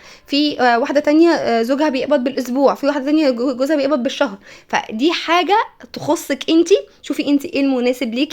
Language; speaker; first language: Arabic; native; Arabic